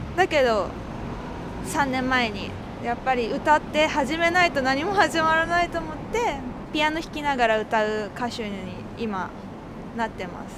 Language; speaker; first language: Japanese; native; Japanese